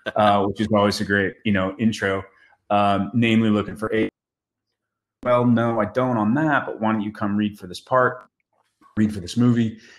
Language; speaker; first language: English; native; English